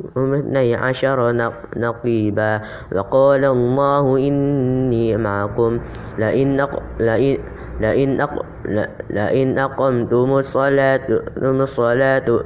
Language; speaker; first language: Arabic; non-native, learner; Indonesian